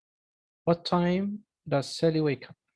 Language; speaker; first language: English; non-native, fluent; Arabic